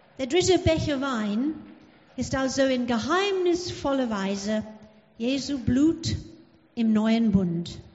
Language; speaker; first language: German; non-native, fluent; English